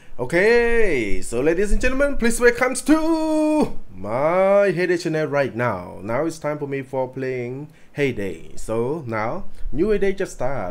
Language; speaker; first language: English; non-native, learner; Khmer